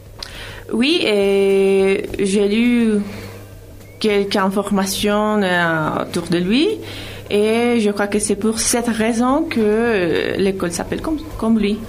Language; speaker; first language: French; non-native, fluent; Spanish